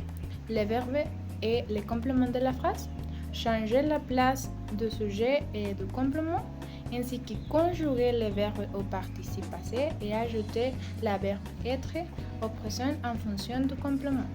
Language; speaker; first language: French; non-native, learner; Spanish